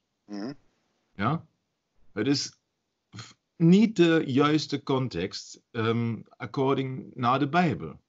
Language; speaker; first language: Dutch; non-native, learner; German